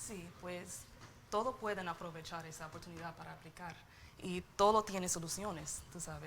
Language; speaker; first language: Spanish; non-native, learner; English